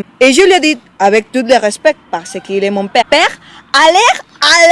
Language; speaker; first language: French; non-native, learner; Spanish